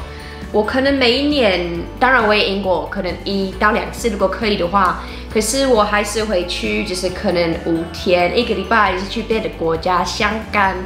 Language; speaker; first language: Chinese; non-native, fluent; English